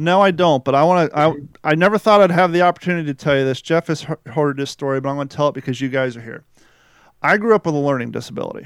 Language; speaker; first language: English; native; English